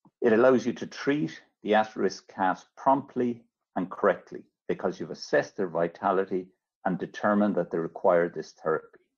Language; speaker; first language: English; native; English